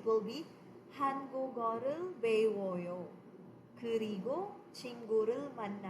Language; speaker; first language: Korean; non-native, fluent; Filipino